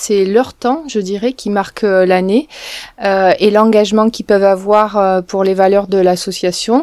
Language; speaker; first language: French; native; French